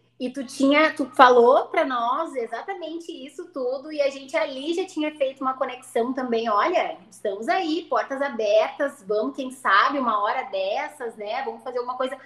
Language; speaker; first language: Portuguese; native; Portuguese